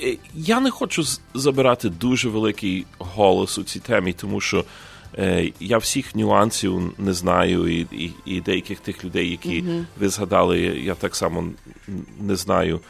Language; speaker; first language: Ukrainian; early bilingual, heritage; Ukrainian